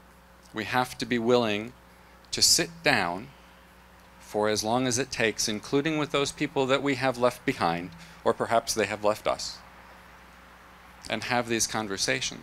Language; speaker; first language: English; native; English